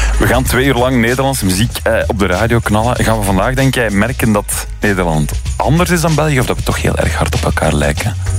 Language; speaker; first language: Dutch; native; Dutch